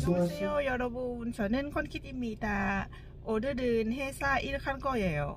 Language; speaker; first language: Korean; non-native, learner; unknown